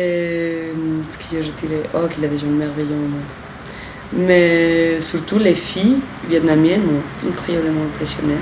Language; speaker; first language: French; non-native, fluent; Spanish